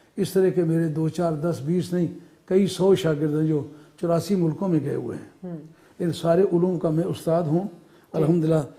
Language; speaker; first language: Urdu; non-native, local second language; Punjabi